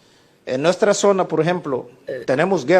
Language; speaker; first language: Spanish; non-native, learner; Portuguese